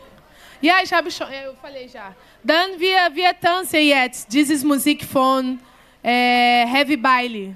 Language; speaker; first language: German; non-native, learner; Portuguese